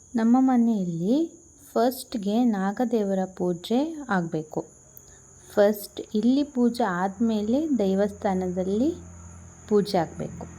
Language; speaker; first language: Kannada; non-native, local second language; Tulu